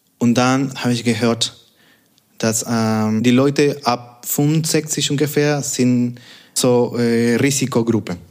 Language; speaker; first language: German; non-native, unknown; Spanish